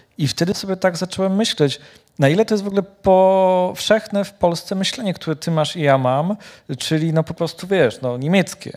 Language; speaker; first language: Polish; native; Polish